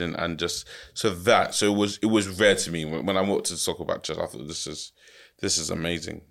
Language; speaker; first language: English; early bilingual, other home language; Yoruba